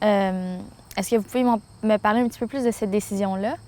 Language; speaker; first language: French; native; French